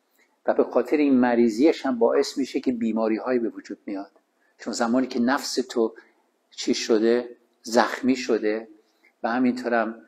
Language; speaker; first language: Persian; native; Persian